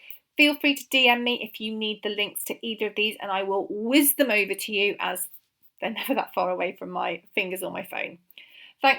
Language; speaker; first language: English; native; English